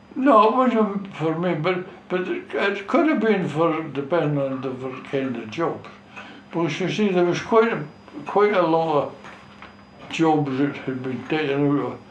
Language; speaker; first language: English; native; English